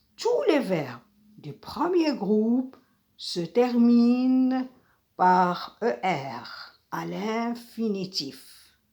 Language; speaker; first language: French; non-native, local second language; Arabic